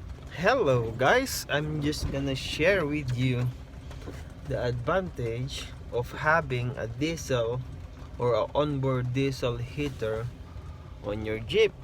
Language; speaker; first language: English; non-native, local second language; Filipino